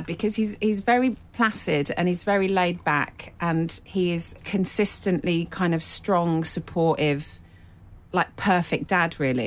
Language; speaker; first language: English; native; English